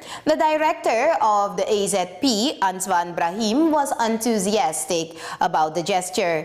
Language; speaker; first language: English; non-native, fluent; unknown